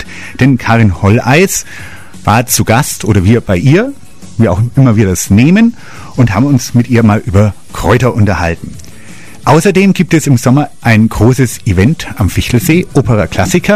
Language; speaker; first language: German; native; German